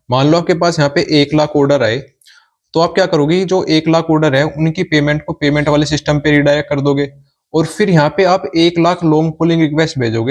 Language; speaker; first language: Hindi; native; Hindi